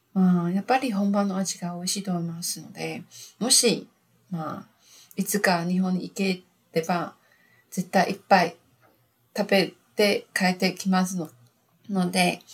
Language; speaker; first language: Japanese; non-native, learner; Chinese